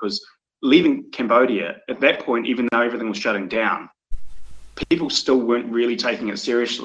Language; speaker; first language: English; native; English